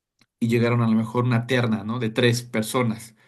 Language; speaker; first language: Spanish; native; Spanish